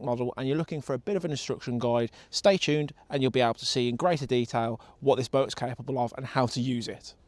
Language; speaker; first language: English; native; English